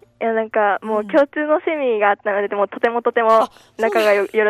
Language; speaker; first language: Japanese; native; Japanese